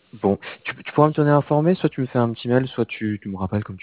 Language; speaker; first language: French; native; French